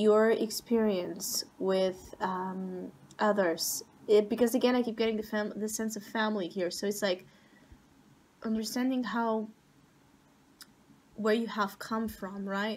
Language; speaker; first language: English; non-native, fluent; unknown